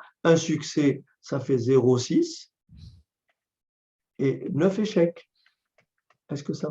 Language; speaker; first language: French; native; French